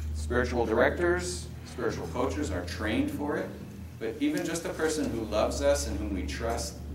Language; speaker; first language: English; native; English